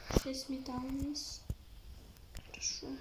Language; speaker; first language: Russian; non-native, local second language; Uzbek